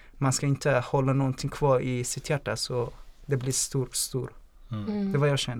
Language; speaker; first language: Swedish; non-native, fluent; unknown